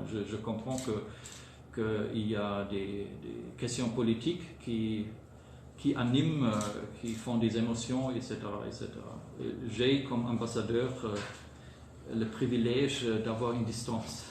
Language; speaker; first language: French; non-native, fluent; German